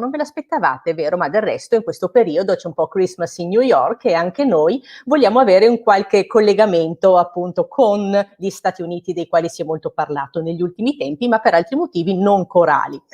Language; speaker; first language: Italian; native; Italian